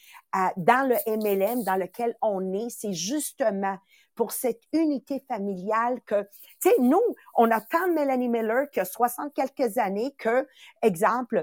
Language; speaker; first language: French; native; French